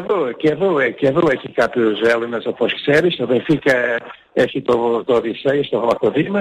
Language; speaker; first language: Greek; non-native, learner; Portuguese